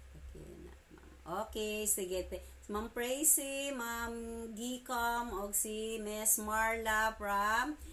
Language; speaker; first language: Cebuano; native; Cebuano